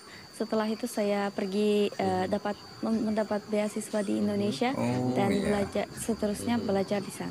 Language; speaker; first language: Indonesian; non-native, learner; Uzbek